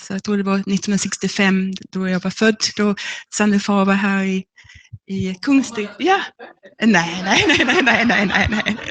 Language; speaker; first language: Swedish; non-native, fluent; English